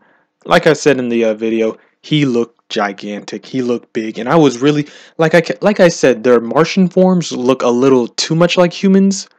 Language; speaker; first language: English; native; English